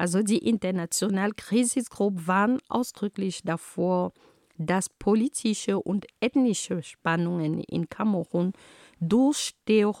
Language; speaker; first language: German; non-native, fluent; Ghomala